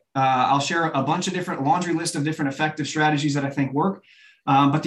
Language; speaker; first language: English; native; English